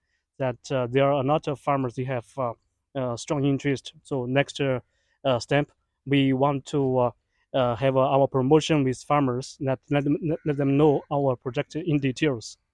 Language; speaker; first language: English; non-native, fluent; Chinese